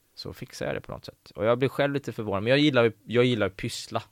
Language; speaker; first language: Swedish; early bilingual, other home language; Persian